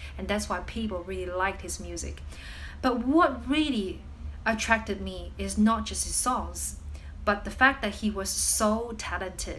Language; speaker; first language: English; non-native, fluent; Chinese